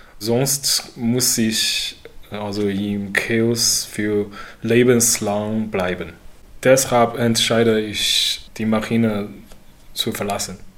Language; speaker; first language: German; non-native, learner; Chinese